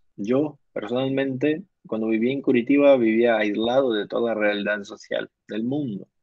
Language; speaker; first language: Spanish; non-native, learner; Portuguese